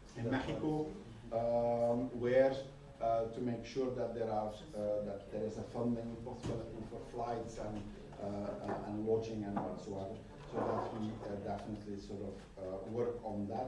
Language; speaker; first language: English; non-native, fluent; Dutch